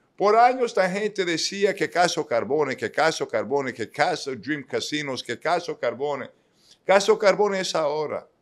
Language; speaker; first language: Spanish; non-native, fluent; English